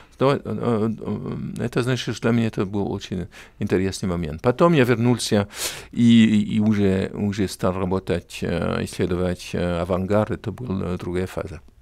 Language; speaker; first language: Russian; non-native, fluent; French